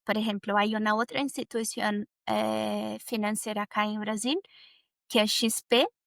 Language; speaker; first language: Spanish; non-native, fluent; Portuguese